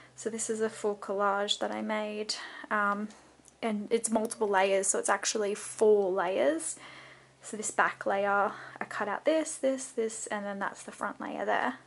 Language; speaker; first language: English; native; English